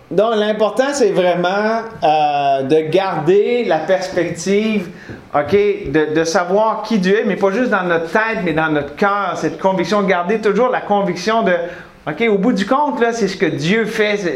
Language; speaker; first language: French; native; French